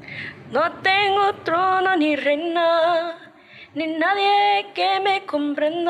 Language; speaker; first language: English; early bilingual, other home language; Spanish